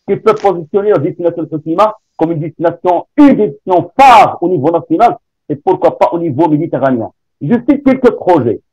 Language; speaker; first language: French; non-native, local second language; Arabic